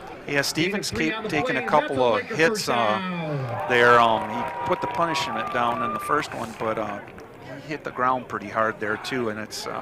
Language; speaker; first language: English; native; English